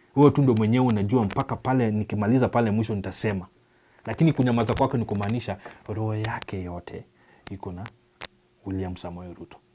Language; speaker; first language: Swahili; non-native, local second language; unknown